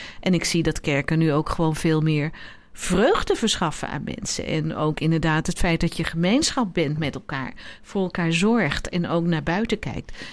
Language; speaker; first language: Dutch; native; Dutch